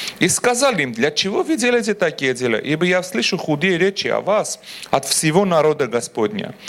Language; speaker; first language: Russian; non-native, local second language; Armenian